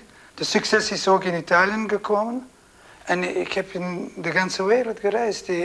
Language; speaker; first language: Dutch; non-native, local second language; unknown